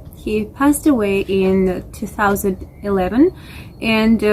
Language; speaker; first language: English; non-native, fluent; Georgian